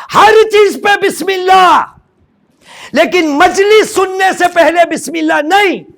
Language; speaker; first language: Urdu; non-native, local second language; Gujarati